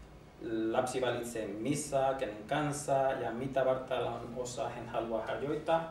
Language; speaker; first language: Finnish; non-native, learner; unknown